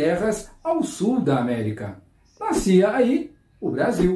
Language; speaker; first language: Portuguese; native; Portuguese